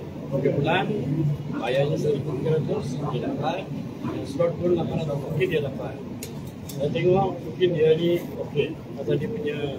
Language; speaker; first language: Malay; non-native, local second language; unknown